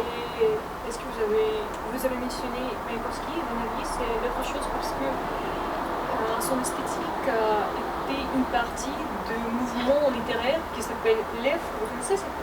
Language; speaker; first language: French; non-native, fluent; Russian